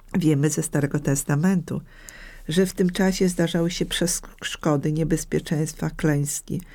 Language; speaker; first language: Polish; native; Polish